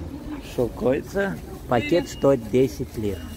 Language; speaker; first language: Russian; non-native, fluent; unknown